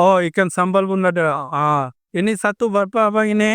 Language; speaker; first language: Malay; non-native, learner; Bangla